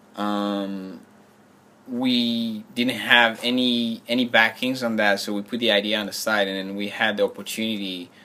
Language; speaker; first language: English; non-native, fluent; French